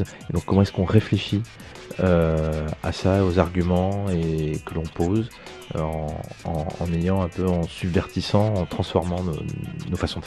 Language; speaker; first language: French; native; French